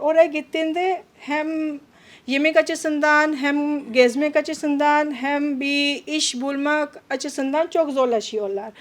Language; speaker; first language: Turkish; non-native, fluent; Urdu